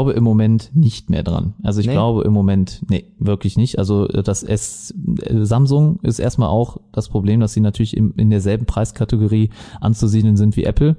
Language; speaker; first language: German; native; German